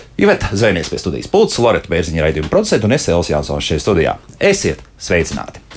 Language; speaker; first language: Latvian; native; Latvian